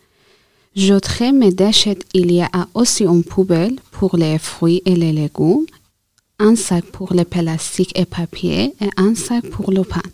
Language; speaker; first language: French; non-native, learner; Persian